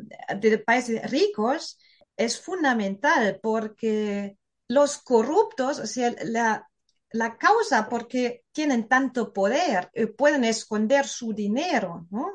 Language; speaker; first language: Spanish; non-native, fluent; German